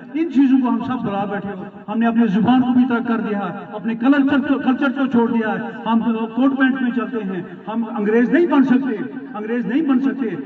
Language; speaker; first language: Urdu; non-native, local second language; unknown